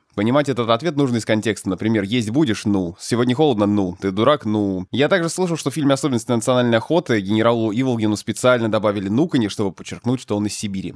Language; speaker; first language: Russian; native; Russian